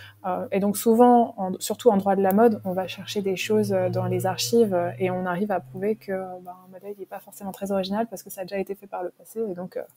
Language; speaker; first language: French; native; French